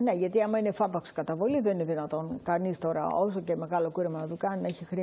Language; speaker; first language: Greek; native; Greek